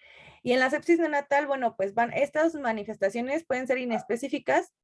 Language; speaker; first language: Spanish; native; Spanish